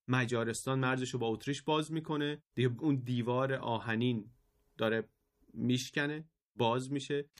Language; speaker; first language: Persian; native; Persian